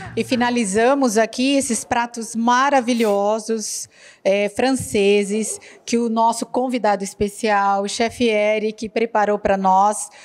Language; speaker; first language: Portuguese; native; Portuguese